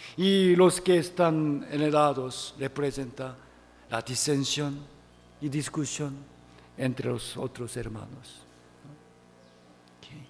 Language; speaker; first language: Spanish; non-native, fluent; Korean